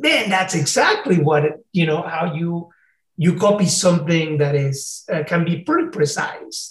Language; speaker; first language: English; non-native, fluent; Spanish